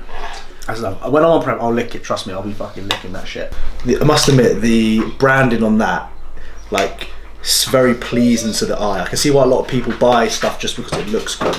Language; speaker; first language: English; native; English